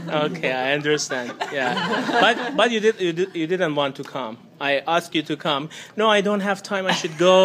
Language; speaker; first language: English; non-native, fluent; Persian